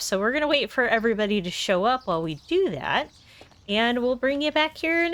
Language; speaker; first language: English; native; English